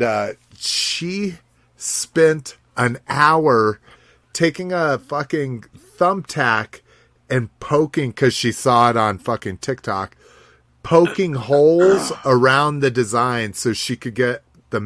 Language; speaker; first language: English; native; English